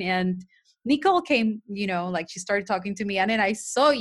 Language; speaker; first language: English; non-native, fluent; Spanish